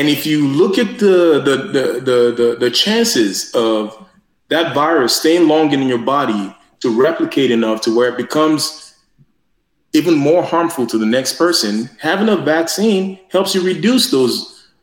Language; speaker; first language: English; non-native, local second language; Yoruba